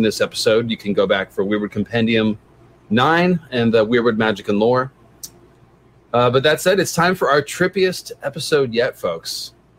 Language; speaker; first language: English; native; English